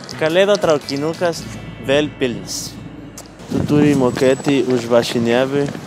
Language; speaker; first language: Lithuanian; non-native, learner; Spanish